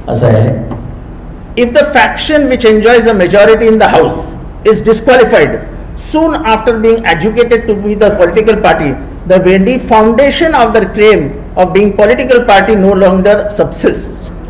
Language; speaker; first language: English; non-native, local second language; Marathi